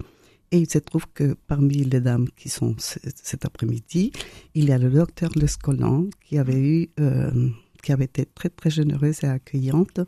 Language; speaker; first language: French; non-native, fluent; Spanish